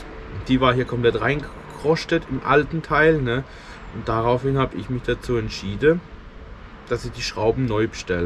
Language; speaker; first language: German; native; German